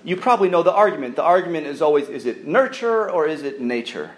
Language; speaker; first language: English; native; English